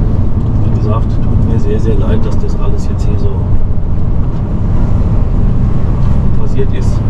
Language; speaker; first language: German; native; German